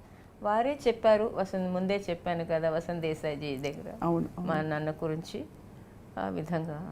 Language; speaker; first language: Telugu; non-native, fluent; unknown